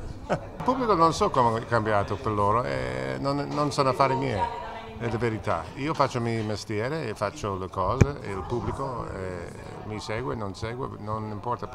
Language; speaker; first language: Italian; non-native, fluent; English